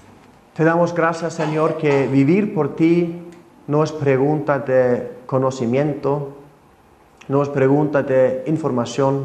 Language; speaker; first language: Spanish; non-native, fluent; Icelandic